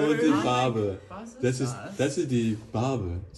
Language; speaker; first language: German; non-native, learner; Lingala